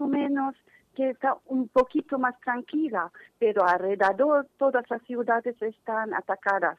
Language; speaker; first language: Spanish; non-native, fluent; Arabic